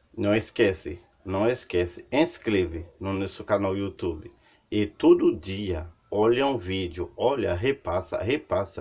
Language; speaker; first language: Portuguese; non-native, learner; Haitian Creole